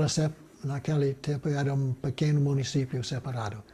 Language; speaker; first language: Portuguese; non-native, fluent; English